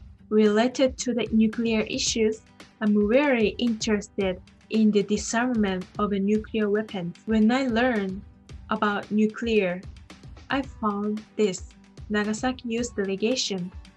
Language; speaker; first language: English; non-native, learner; Japanese